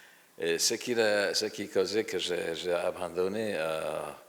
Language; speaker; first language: French; non-native, fluent; Polish